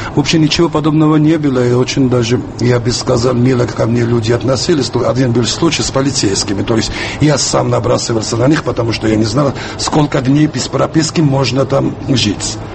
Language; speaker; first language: Russian; non-native, local second language; Georgian